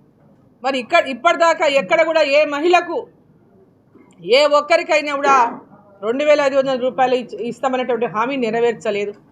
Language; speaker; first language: Telugu; native; Telugu